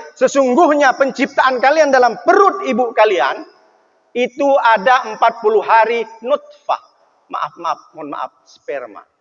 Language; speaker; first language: Indonesian; non-native, local second language; Madurese